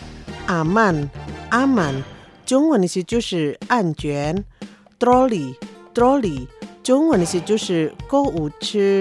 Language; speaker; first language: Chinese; early bilingual, heritage; Chinese